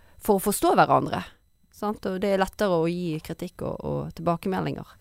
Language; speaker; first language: Norwegian; native; Norwegian